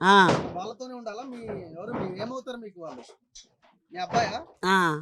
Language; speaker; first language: Telugu; native; Telugu